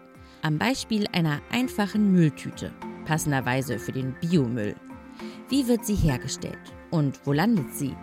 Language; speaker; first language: German; native; German